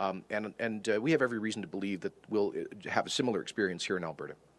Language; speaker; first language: English; native; English